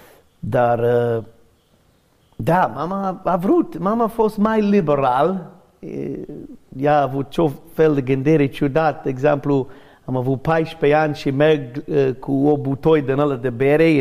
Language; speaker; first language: Romanian; non-native, learner; English